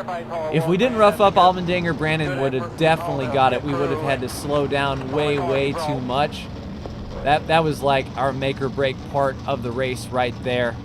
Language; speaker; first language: English; native; English